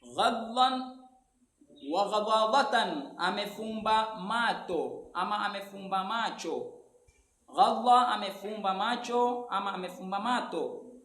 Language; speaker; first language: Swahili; native; Swahili